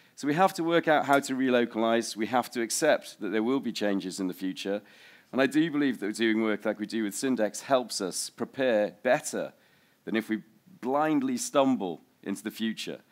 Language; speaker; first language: English; native; English